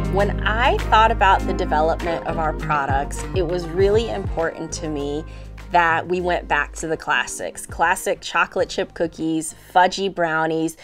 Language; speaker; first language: English; native; English